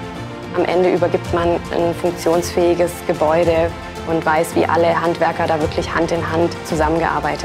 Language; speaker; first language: German; native; German